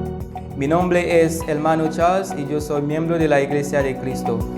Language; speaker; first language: Spanish; non-native, learner; Haitian Creole